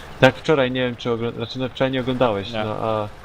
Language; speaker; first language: Polish; native; Polish